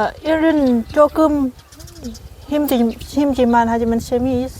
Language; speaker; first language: Korean; non-native, learner; Lao